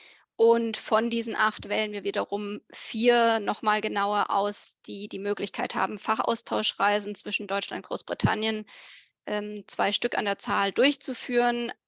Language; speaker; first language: German; native; German